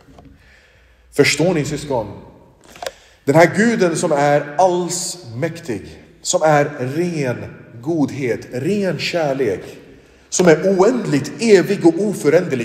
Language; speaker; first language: Swedish; non-native, local second language; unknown